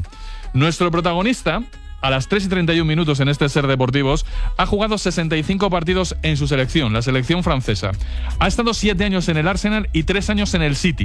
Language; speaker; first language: Spanish; native; Spanish